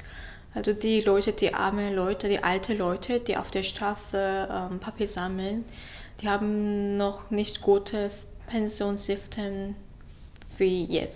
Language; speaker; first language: German; non-native, fluent; Korean